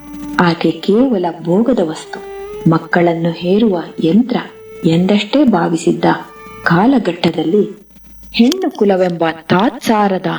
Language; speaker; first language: Kannada; native; Kannada